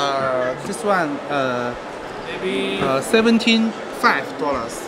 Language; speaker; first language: English; non-native, learner; Chinese